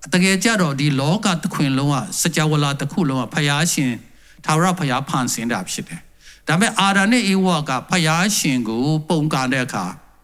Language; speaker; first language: Burmese; non-native, local second language; Tedim Chin